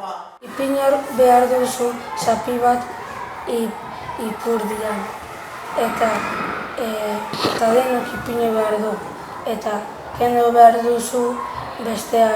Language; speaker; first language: Basque; non-native, local second language; Spanish